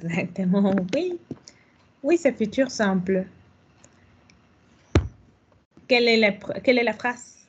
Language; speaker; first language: French; non-native, fluent; Spanish